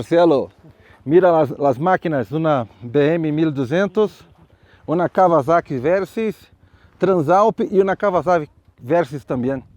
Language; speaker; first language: Spanish; non-native, learner; Portuguese